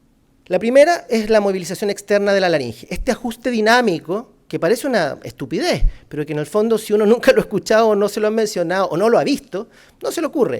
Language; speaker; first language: Spanish; native; Spanish